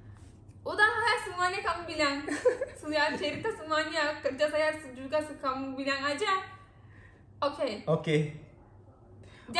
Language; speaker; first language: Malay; non-native, learner; Turkish